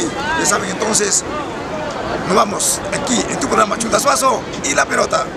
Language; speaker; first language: Spanish; native; Spanish